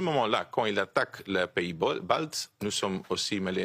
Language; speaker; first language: French; non-native, local second language; Dutch